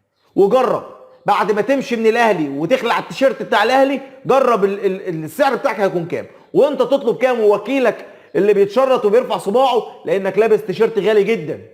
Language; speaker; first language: Arabic; native; Arabic